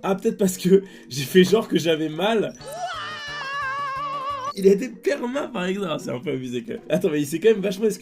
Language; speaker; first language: French; native; French